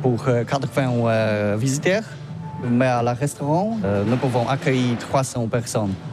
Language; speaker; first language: French; non-native, learner; Polish